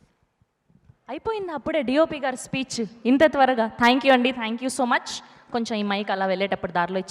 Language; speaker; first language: Telugu; native; Telugu